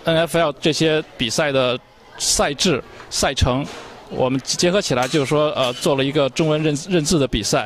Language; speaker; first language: Chinese; native; Chinese